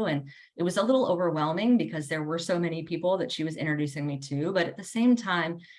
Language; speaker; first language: English; native; English